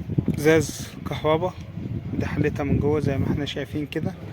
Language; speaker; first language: Arabic; native; Arabic